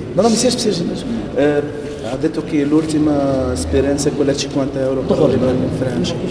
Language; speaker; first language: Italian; non-native, learner; Arabic